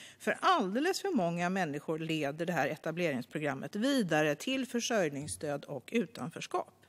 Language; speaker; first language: Swedish; native; Swedish